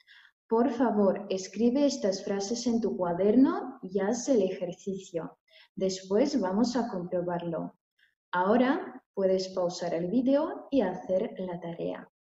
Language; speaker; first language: Spanish; non-native, fluent; Russian